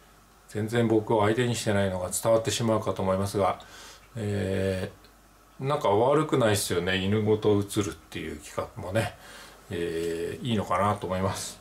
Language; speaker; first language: Japanese; native; Japanese